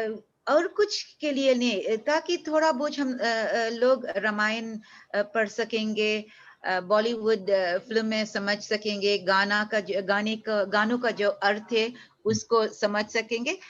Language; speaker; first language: Hindi; early bilingual, heritage; Hindi